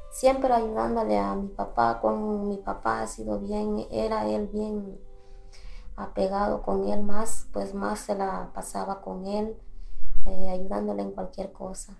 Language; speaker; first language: Spanish; native; Spanish